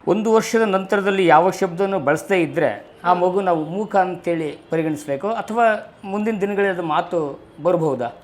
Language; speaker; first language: Kannada; native; Kannada